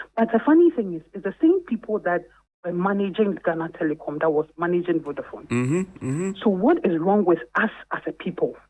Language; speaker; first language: English; non-native, local second language; Akan